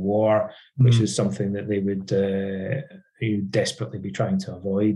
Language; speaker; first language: English; native; English